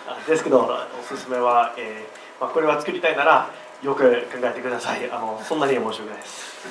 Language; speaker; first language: Japanese; non-native, learner; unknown